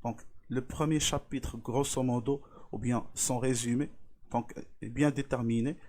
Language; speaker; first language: French; non-native, local second language; Arabic